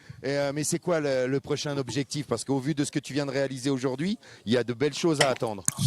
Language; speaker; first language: French; native; French